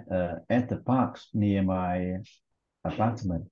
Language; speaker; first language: English; non-native, learner; Vietnamese